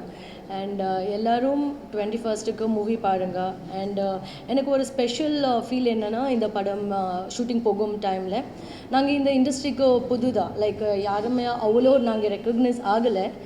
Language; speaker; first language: Tamil; non-native, learner; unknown